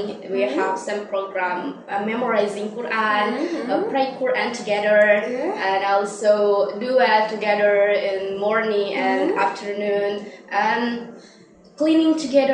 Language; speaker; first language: English; non-native, learner; Indonesian